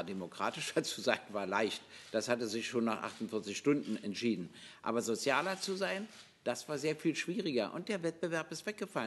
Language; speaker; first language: German; native; German